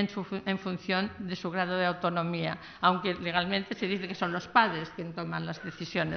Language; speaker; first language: Spanish; native; Spanish